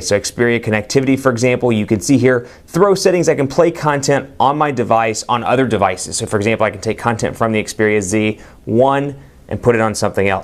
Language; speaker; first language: English; native; English